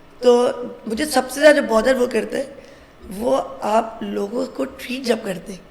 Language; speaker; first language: Urdu; native; Urdu